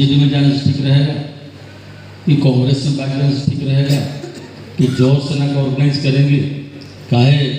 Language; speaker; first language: Hindi; non-native, local second language; Odia